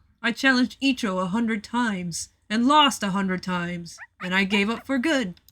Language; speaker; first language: English; native; English